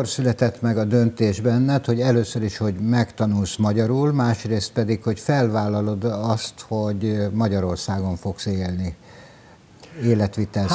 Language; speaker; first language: Hungarian; native; Hungarian